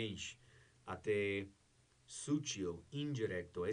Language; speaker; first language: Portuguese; non-native, learner; English